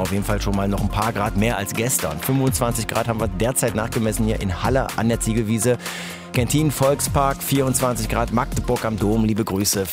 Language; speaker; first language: German; native; German